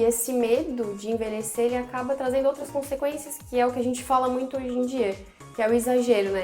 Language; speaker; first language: Portuguese; native; Portuguese